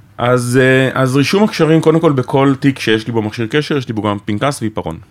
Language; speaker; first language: Hebrew; native; Hebrew